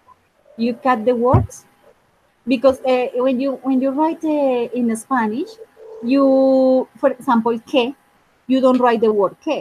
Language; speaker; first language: English; non-native, fluent; Spanish